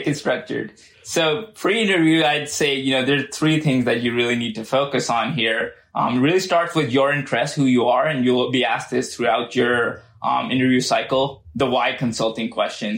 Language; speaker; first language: English; non-native, local second language; Urdu